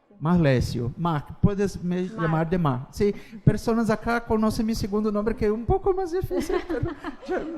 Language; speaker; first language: Spanish; non-native, fluent; Portuguese